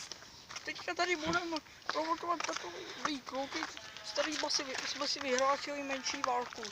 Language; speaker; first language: Czech; native; Czech